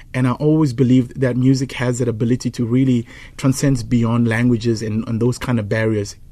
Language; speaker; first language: English; non-native, local second language; Zulu